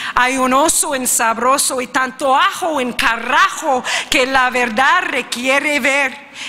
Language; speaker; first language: Spanish; early bilingual, heritage; Spanish